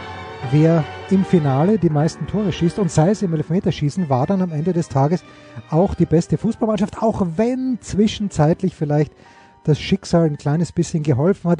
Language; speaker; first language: German; native; German